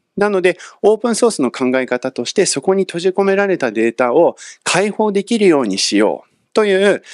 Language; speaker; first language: Japanese; early bilingual, other home language; English